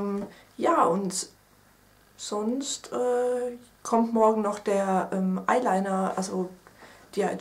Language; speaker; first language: German; native; German